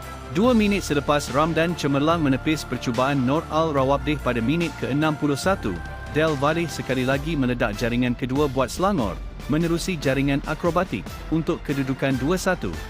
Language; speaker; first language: Malay; native; Malay